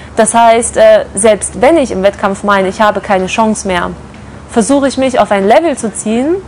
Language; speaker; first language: German; native; German